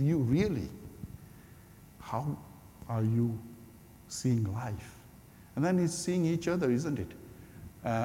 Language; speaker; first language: English; non-native, local second language; Gujarati